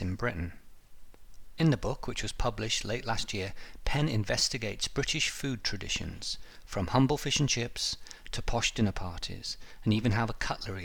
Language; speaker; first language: English; native; English